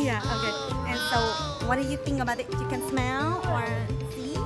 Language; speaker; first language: English; non-native, learner; Vietnamese